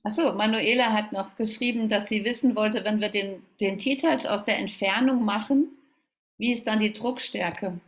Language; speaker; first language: German; native; German